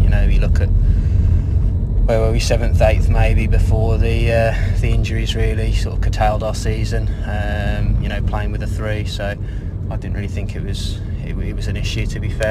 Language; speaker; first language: English; native; English